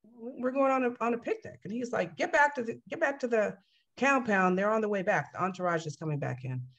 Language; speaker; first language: English; native; English